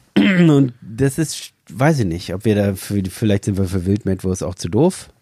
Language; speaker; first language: German; native; German